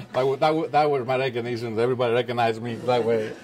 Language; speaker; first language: English; non-native, fluent; Greek